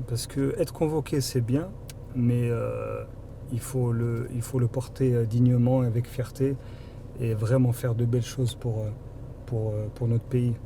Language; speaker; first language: French; early bilingual, other home language; Arabic